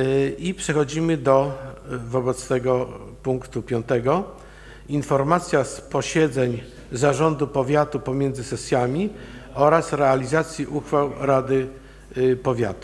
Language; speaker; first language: Polish; native; Polish